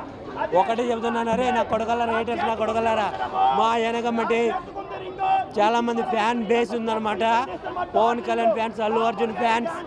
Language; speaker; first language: Telugu; native; Telugu